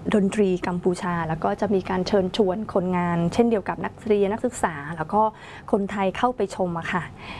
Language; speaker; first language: Thai; non-native, fluent; Khmer